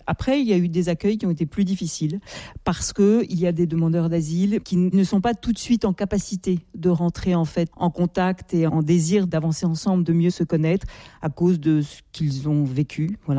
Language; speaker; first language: French; native; French